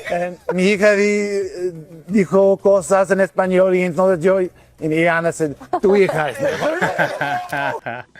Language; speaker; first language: Spanish; non-native, learner; English